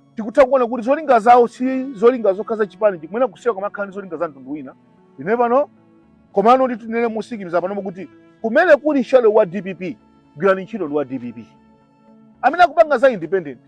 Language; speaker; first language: Nyanja; native; Nyanja